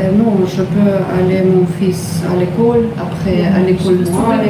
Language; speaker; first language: French; non-native, learner; Russian